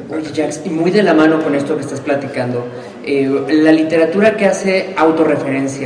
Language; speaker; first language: Spanish; native; Spanish